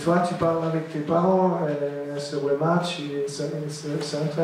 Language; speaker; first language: French; non-native, local second language; German